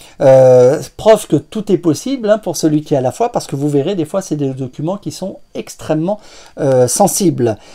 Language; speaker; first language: French; native; French